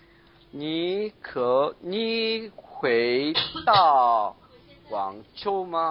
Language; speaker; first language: Chinese; non-native, learner; Korean